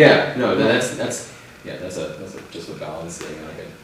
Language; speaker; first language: English; native; English